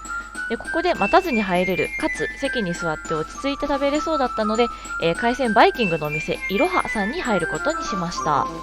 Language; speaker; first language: Japanese; native; Japanese